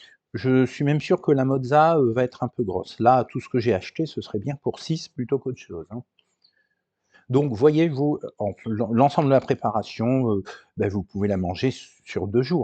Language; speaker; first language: French; native; French